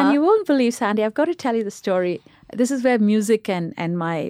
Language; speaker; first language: English; non-native, local second language; Tamil